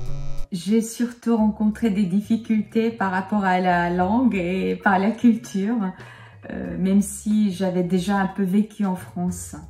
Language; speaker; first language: French; non-native, fluent; Korean